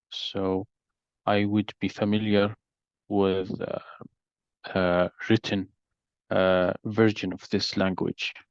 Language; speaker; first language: English; non-native, learner; Arabic